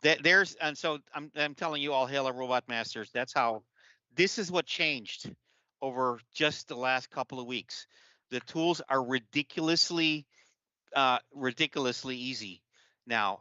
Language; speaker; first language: English; native; English